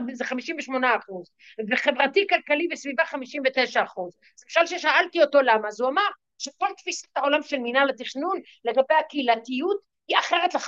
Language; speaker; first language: Hebrew; native; Hebrew